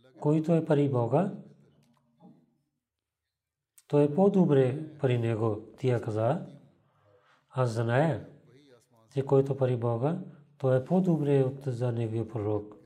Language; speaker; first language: Bulgarian; non-native, learner; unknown